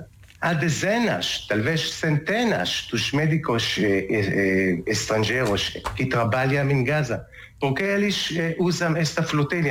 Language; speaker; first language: Portuguese; non-native, learner; Hebrew